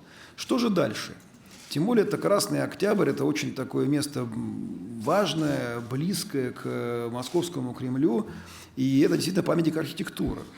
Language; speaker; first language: Russian; native; Russian